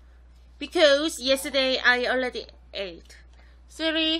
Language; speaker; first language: English; non-native, local second language; Korean